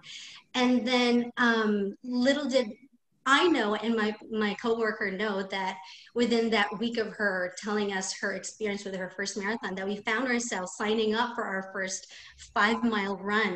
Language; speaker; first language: English; non-native, local second language; Filipino